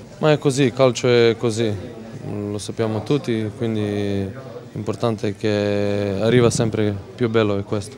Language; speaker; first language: Italian; non-native, fluent; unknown